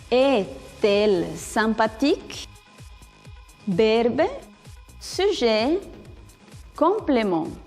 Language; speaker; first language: French; non-native, fluent; Spanish